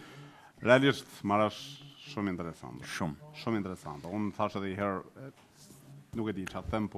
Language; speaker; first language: Albanian; native; Albanian